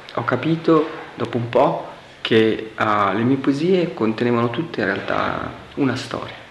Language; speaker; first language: Italian; native; Italian